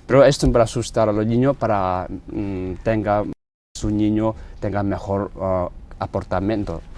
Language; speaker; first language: Spanish; non-native, learner; Tibetan